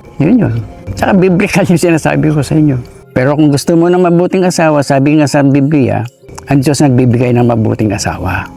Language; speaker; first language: Filipino; native; Filipino